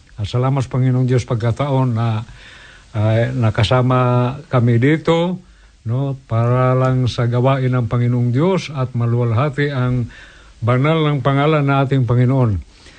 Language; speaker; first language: Filipino; non-native, local second language; Cebuano